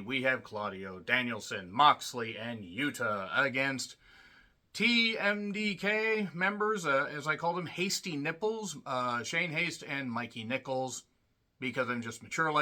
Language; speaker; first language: English; native; English